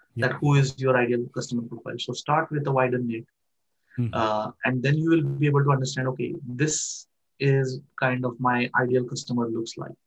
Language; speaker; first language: English; non-native, local second language; Marathi